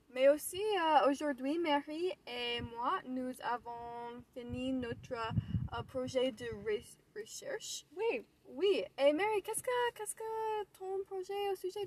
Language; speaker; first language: French; non-native, learner; English